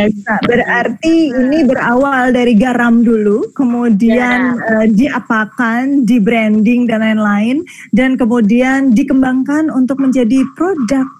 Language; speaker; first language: Indonesian; native; Indonesian